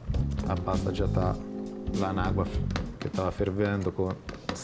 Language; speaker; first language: Portuguese; non-native, fluent; Italian